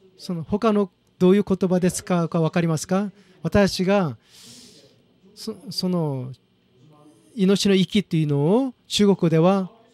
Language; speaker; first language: Japanese; non-native, fluent; Korean